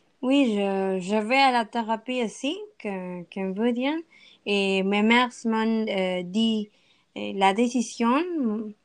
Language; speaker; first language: French; non-native, learner; Spanish